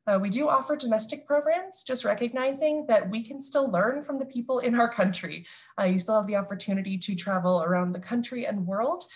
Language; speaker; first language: English; native; English